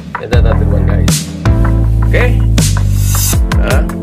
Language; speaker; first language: English; non-native, learner; Filipino